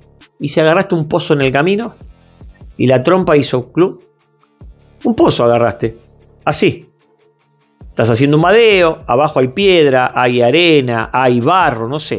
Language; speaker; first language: Spanish; native; Spanish